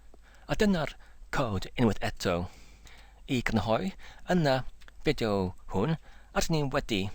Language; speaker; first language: Welsh; non-native, learner; English